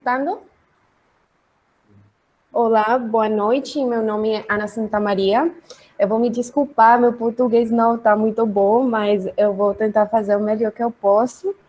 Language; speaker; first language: Portuguese; non-native, learner; Spanish